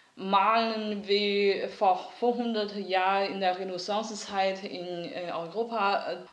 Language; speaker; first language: German; non-native, fluent; Chinese